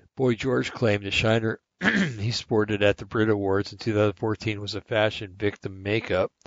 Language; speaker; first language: English; native; English